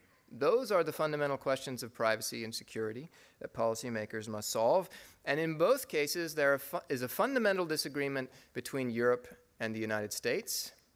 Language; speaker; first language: English; native; English